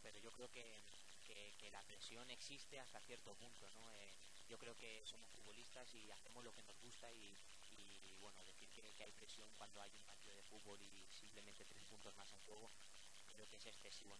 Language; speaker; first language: Spanish; native; Spanish